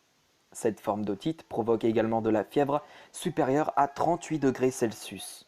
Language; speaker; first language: French; native; French